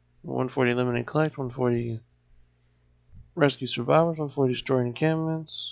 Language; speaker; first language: English; native; English